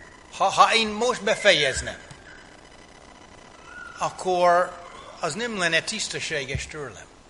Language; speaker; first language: Hungarian; non-native, fluent; English